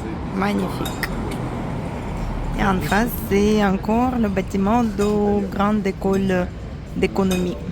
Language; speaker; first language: French; non-native, fluent; Russian